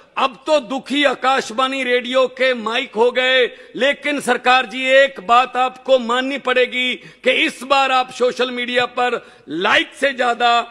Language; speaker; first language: Hindi; non-native, local second language; Punjabi